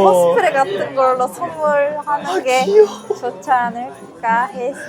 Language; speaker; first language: Korean; non-native, learner; Japanese